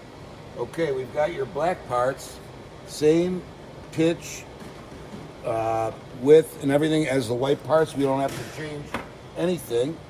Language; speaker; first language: English; native; English